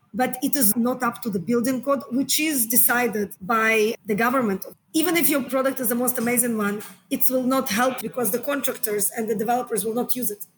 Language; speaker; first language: English; non-native, fluent; Hebrew